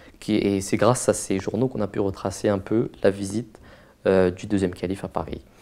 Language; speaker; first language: French; native; French